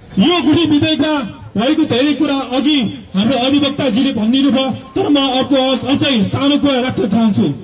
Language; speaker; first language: Nepali; non-native, local second language; Newari